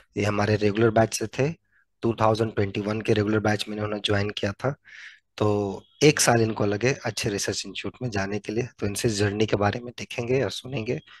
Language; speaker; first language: Hindi; native; Hindi